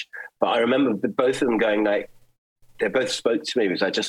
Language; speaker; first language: English; early bilingual, other home language; German